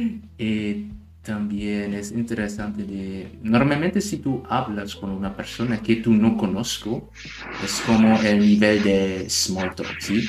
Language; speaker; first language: Spanish; non-native, learner; German